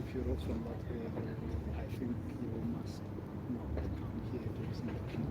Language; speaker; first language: English; non-native, learner; Ukrainian